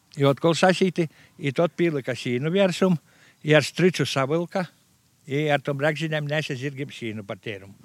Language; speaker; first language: Latvian; native; Latvian